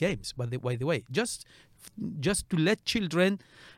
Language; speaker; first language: English; non-native, learner; Arabic